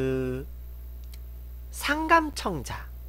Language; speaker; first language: Korean; native; Korean